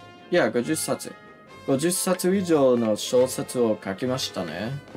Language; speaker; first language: Japanese; non-native, learner; English